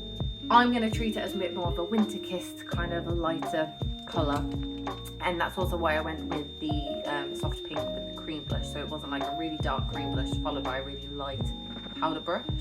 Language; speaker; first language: English; native; English